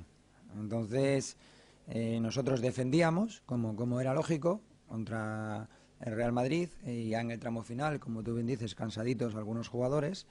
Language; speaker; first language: Spanish; native; Spanish